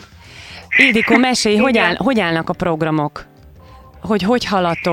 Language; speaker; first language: Hungarian; native; Hungarian